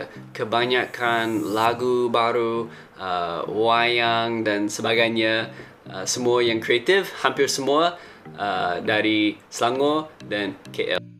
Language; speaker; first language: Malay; non-native, fluent; English